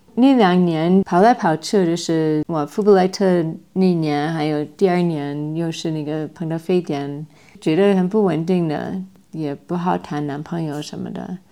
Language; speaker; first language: Chinese; non-native, fluent; English